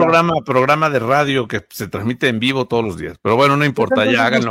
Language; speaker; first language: Spanish; native; Spanish